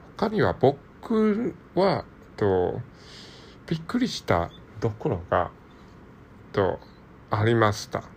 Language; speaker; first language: Japanese; non-native, learner; Cantonese